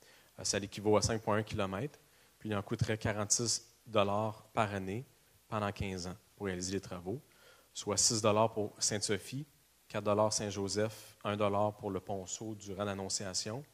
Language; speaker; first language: French; native; French